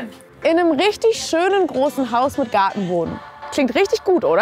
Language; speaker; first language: German; native; German